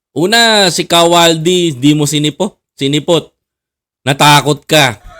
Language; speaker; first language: Filipino; native; Filipino